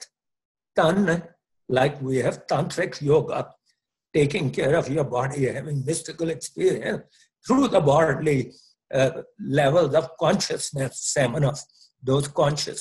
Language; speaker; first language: English; non-native, local second language; Punjabi